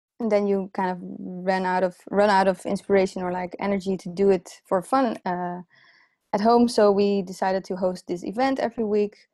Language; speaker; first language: English; non-native, fluent; Dutch